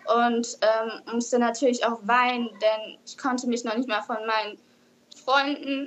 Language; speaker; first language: German; native; German